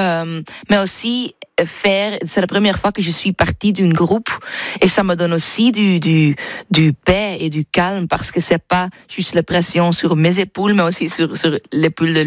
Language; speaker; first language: French; non-native, learner; Dutch